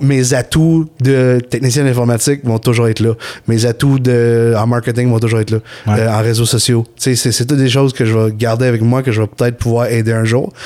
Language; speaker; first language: French; native; French